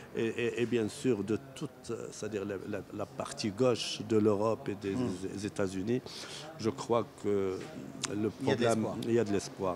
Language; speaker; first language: French; non-native, local second language; Arabic